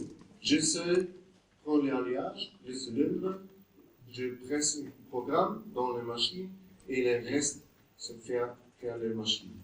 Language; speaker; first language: French; non-native, learner; German